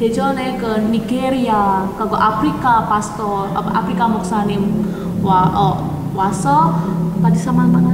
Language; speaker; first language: Korean; non-native, learner; Indonesian